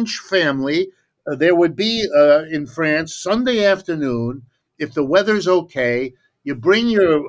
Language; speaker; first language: English; early bilingual, other home language; German